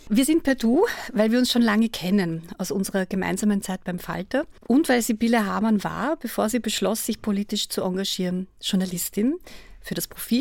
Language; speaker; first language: German; native; German